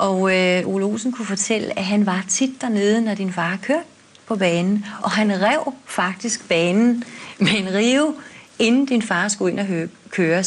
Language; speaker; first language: Danish; native; Danish